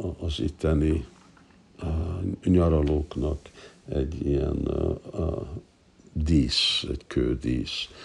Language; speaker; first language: Hungarian; non-native, fluent; English